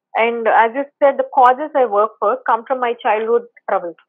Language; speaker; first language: English; non-native, local second language; Telugu